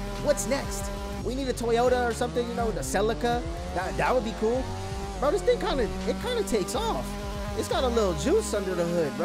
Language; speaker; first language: English; native; English